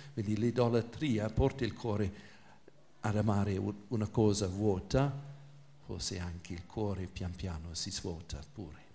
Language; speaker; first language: Italian; non-native, fluent; English